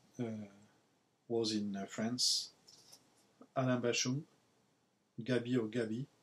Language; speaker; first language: English; non-native, learner; French